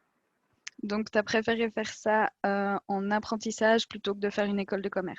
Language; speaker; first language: French; native; French